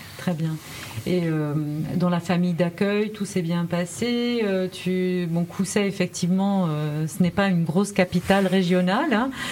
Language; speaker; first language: French; native; French